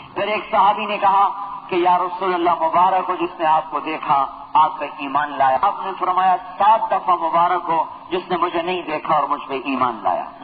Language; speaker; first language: Urdu; non-native, local second language; Punjabi